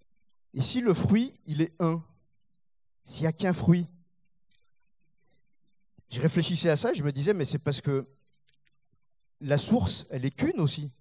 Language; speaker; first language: French; native; French